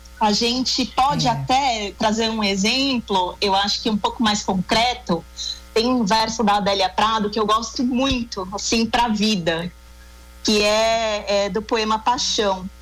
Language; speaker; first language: Portuguese; native; Portuguese